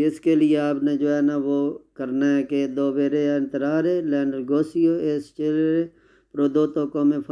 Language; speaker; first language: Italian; non-native, learner; Urdu